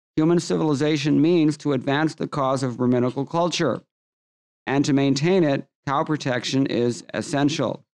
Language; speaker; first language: English; native; English